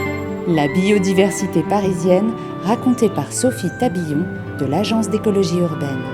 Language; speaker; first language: French; native; French